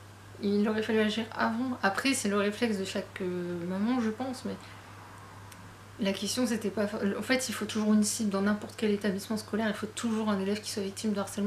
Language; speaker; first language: French; native; French